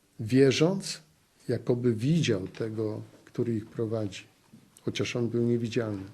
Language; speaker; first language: Polish; native; Polish